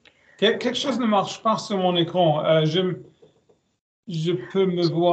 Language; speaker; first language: French; non-native, learner; German